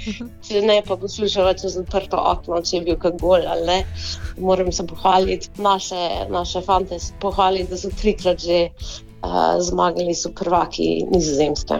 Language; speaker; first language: Slovenian; early bilingual, heritage; Slovenian